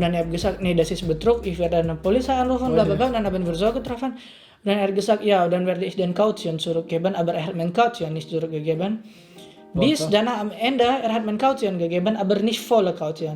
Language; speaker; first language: German; non-native, learner; Indonesian